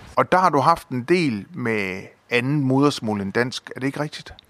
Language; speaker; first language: Danish; native; Danish